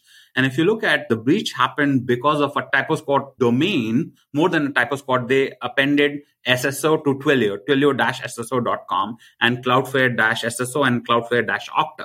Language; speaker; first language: English; non-native, local second language; Hindi